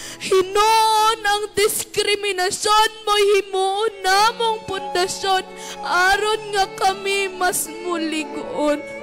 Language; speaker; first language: Cebuano; non-native, local second language; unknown